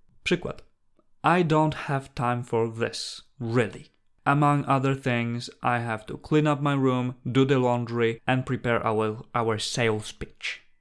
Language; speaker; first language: English; non-native, fluent; Polish